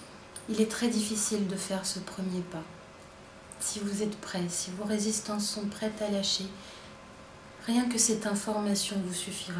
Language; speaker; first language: French; native; French